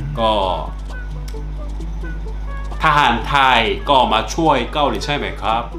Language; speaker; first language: Thai; non-native, learner; Korean